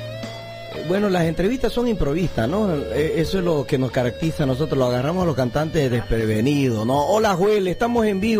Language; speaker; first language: Spanish; native; Spanish